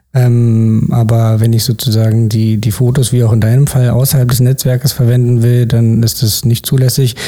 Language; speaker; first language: German; native; German